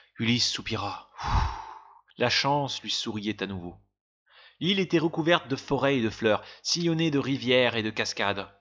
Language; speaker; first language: French; native; French